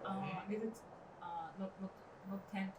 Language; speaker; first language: English; non-native, learner; Japanese